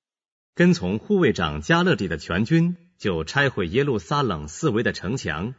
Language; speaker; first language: Chinese; native; Chinese